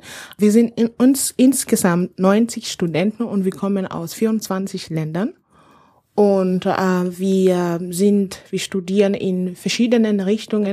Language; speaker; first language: German; non-native, fluent; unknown